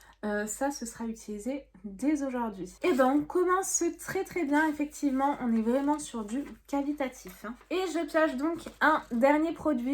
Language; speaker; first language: French; native; French